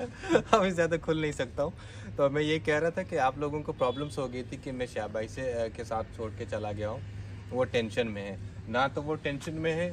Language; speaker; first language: Hindi; native; Hindi